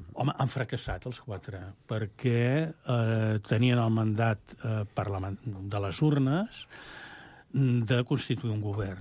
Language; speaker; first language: Catalan; native; Catalan